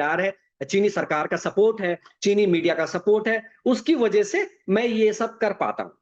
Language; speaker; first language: Hindi; native; Hindi